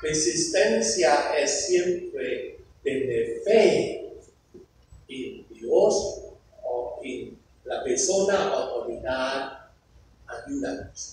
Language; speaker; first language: Spanish; non-native, fluent; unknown